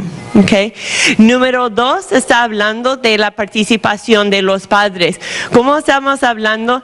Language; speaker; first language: Spanish; non-native, fluent; English